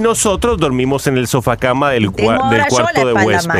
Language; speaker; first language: Spanish; native; Spanish